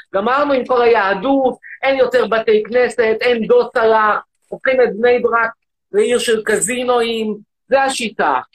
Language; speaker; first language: Hebrew; native; Hebrew